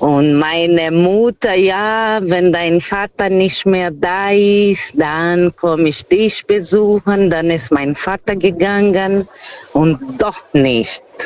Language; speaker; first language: German; non-native, fluent; Portuguese